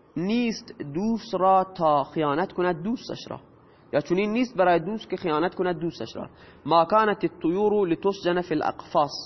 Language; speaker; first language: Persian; non-native, local second language; Baluchi